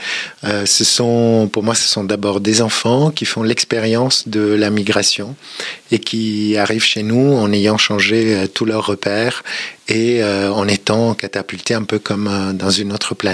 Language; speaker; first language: French; native; French